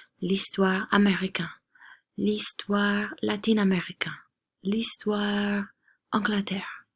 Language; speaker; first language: French; non-native, fluent; English